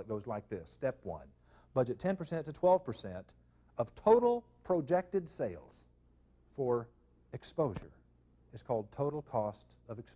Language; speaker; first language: English; native; English